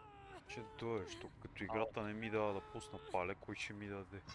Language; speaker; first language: Bulgarian; native; Bulgarian